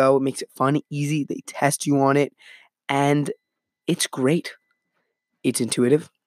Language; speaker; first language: English; native; English